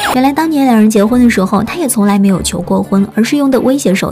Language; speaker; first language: Chinese; native; Chinese